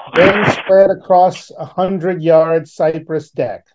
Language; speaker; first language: English; native; English